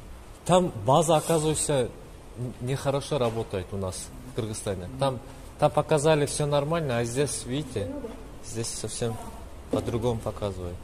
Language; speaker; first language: Russian; non-native, local second language; Kyrgyz